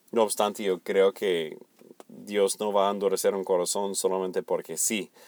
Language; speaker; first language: Spanish; non-native, fluent; English